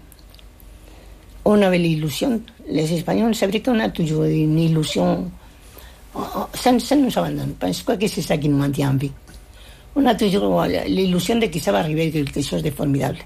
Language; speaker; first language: French; non-native, fluent; Spanish